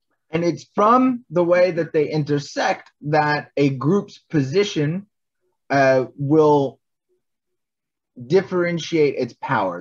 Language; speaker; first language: English; native; English